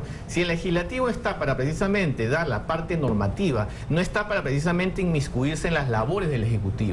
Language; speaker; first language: Spanish; native; Spanish